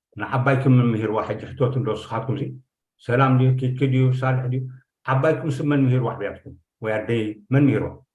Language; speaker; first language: Tigrinya; native; Tigrinya